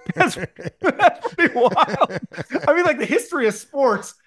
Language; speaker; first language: English; native; English